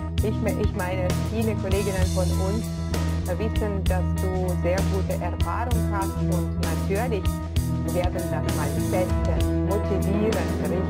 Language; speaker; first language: German; non-native, fluent; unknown